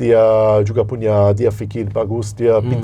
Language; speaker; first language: Indonesian; non-native, fluent; English